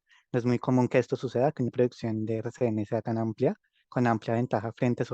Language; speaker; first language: Spanish; native; Spanish